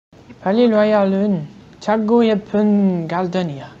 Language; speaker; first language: Korean; non-native, learner; French